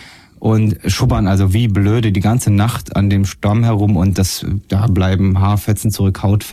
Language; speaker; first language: German; native; German